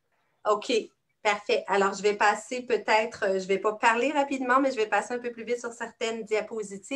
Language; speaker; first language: French; native; French